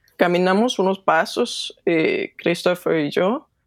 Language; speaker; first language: Spanish; non-native, fluent; Danish